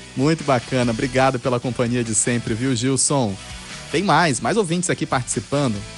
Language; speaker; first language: Portuguese; native; Portuguese